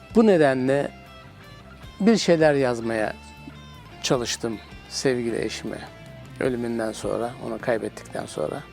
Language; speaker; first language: Turkish; native; Turkish